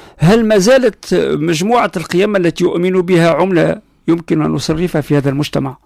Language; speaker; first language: Arabic; non-native, local second language; Berber languages